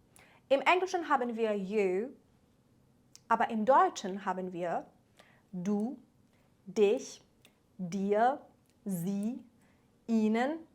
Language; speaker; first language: German; non-native, fluent; Persian